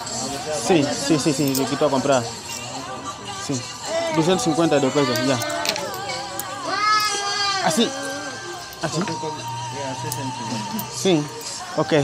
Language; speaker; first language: Portuguese; non-native, learner; Vietnamese